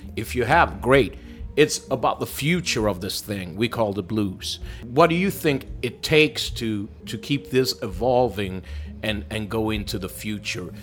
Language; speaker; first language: English; non-native, fluent; Swedish